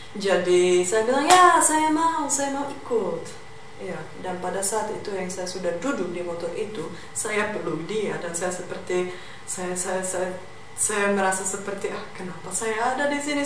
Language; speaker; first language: Indonesian; non-native, fluent; Czech